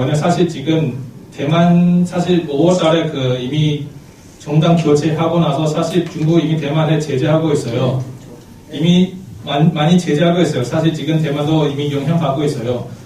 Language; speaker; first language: Korean; non-native, fluent; Chinese